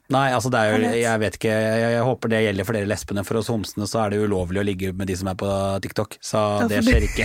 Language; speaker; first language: Norwegian; native; Norwegian